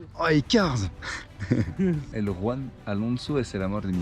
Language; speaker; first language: Spanish; non-native, learner; French